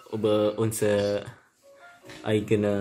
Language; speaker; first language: German; non-native, learner; Indonesian